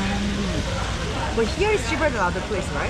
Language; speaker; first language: English; non-native, learner; Korean